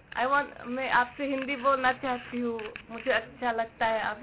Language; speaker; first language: Hindi; early bilingual, heritage; Dutch